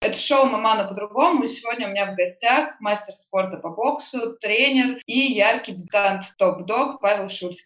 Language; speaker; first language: Russian; native; Russian